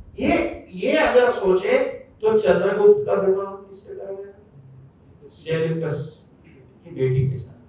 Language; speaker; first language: Hindi; non-native, local second language; Gujarati